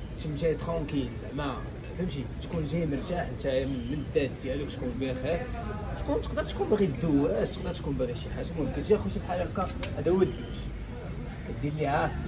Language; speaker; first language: Arabic; native; Arabic